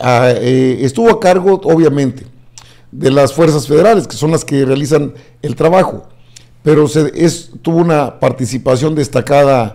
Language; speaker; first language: Spanish; native; Spanish